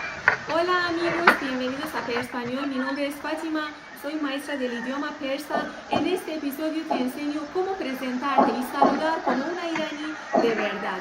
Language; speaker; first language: Spanish; non-native, fluent; Persian